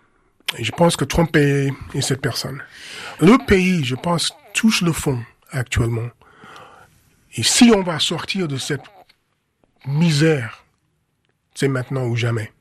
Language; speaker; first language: French; non-native, fluent; English